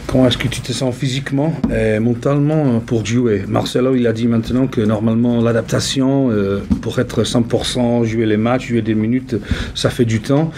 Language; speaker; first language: French; non-native, fluent; English